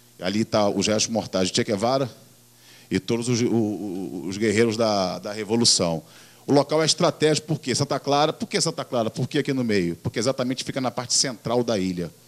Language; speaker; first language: Portuguese; native; Portuguese